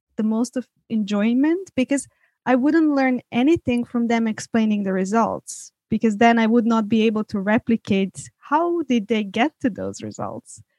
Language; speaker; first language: English; non-native, fluent; Serbian